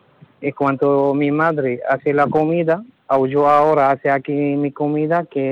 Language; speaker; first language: Spanish; non-native, learner; Arabic